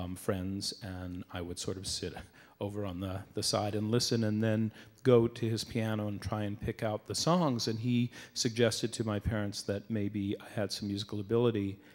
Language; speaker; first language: English; native; English